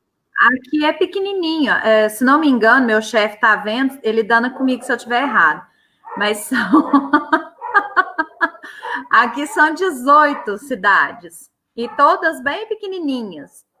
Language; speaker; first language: Portuguese; native; Portuguese